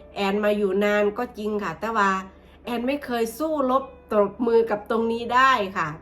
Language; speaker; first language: Thai; native; Thai